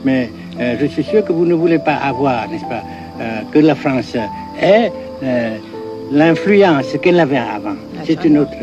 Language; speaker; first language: French; non-native, local second language; Vietnamese